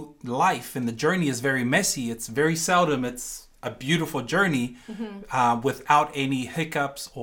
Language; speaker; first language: English; native; English